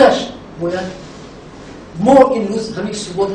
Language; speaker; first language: Persian; native; Persian